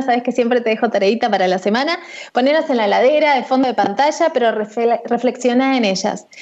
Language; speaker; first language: Spanish; native; Spanish